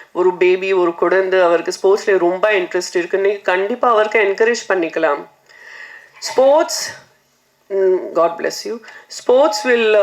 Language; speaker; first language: Tamil; non-native, fluent; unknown